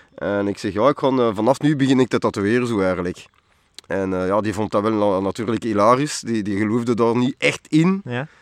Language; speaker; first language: Dutch; non-native, fluent; French